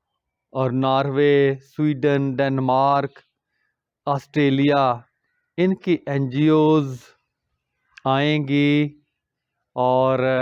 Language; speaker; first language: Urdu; non-native, local second language; Punjabi